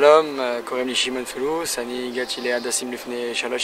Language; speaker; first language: Hebrew; non-native, fluent; French